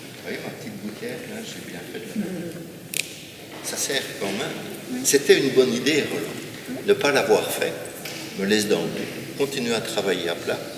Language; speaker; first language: French; native; French